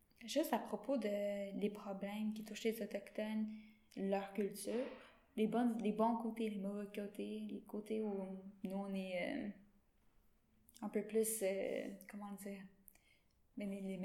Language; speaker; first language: French; non-native, local second language; English